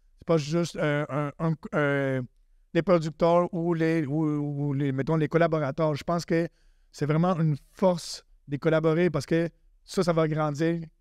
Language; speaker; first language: French; non-native, fluent; Spanish